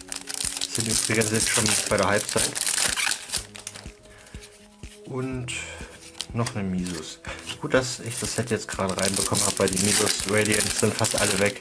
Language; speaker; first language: German; native; German